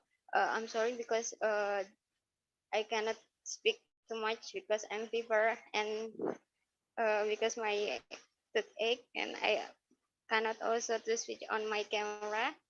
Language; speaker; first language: English; non-native, learner; Indonesian